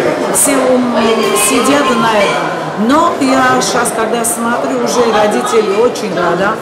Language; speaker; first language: Russian; non-native, learner; Georgian